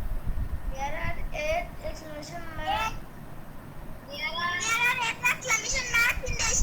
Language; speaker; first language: English; non-native, learner; Bangla